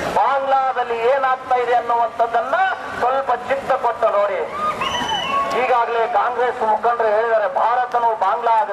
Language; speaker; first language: Kannada; native; Kannada